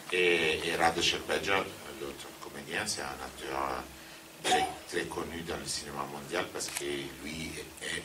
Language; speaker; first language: French; non-native, fluent; Italian